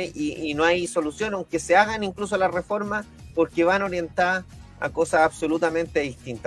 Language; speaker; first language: Spanish; native; Spanish